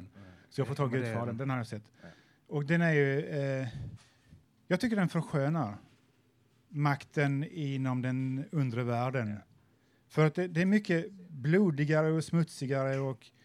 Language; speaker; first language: Swedish; native; Swedish